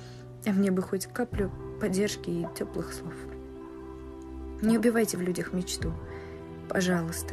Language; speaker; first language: Russian; native; Russian